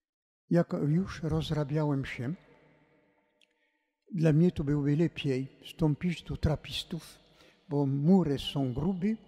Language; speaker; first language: Polish; non-native, fluent; French